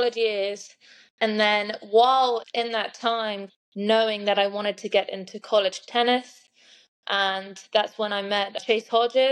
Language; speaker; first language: English; native; English